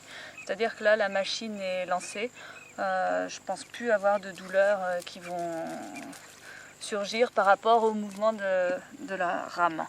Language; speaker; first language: French; native; French